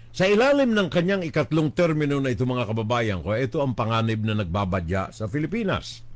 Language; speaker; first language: Filipino; native; Filipino